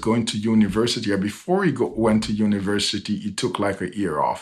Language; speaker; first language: English; non-native, local second language; Jamaican Creole English